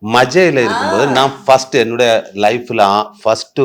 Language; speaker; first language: Tamil; non-native, learner; Malayalam